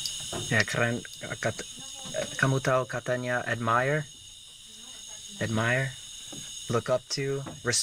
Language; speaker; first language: Indonesian; non-native, learner; English